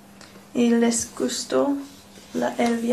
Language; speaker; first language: Spanish; non-native, learner; English